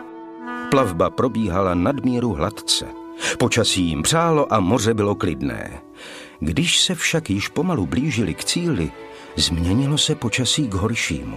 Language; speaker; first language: Czech; native; Czech